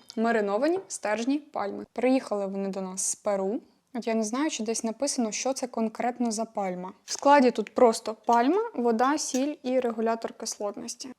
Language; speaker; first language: Ukrainian; non-native, local second language; Russian